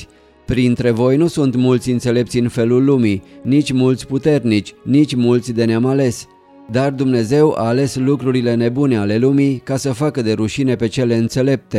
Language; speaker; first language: Romanian; native; Romanian